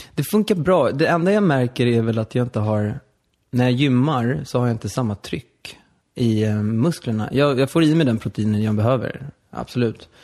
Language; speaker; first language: Swedish; native; Swedish